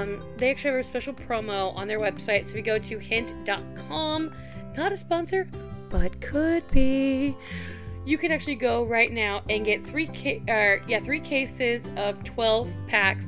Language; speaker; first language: English; native; English